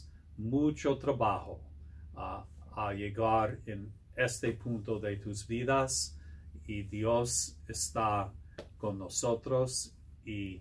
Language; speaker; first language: Spanish; non-native, learner; English